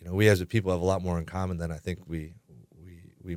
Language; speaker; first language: English; native; English